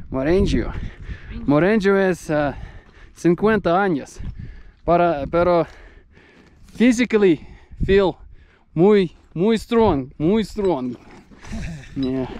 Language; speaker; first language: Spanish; non-native, learner; English